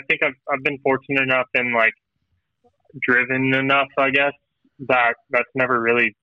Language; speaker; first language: English; native; English